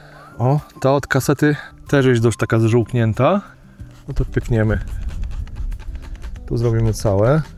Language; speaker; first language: Polish; native; Polish